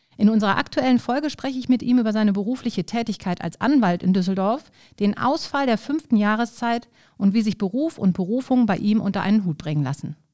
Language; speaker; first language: German; native; German